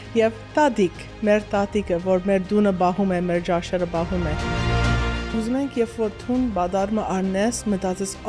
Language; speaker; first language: Armenian; early bilingual, heritage; Armenian